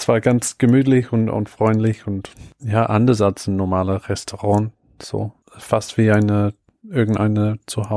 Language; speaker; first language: German; non-native, fluent; English